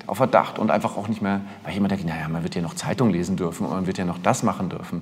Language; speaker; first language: German; native; German